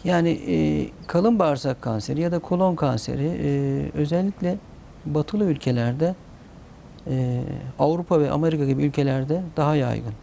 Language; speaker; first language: Turkish; native; Turkish